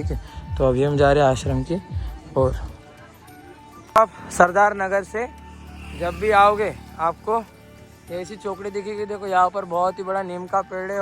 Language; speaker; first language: Hindi; non-native, local second language; Marathi